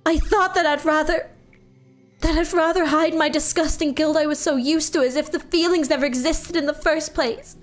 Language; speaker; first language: English; native; English